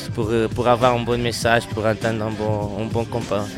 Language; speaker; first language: French; non-native, learner; English